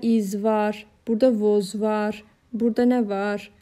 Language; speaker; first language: English; non-native, fluent; Azerbaijani